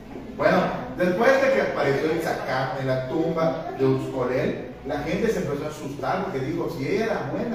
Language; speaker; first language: Spanish; native; Spanish